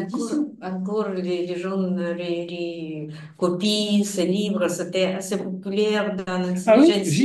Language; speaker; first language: French; non-native, fluent; Russian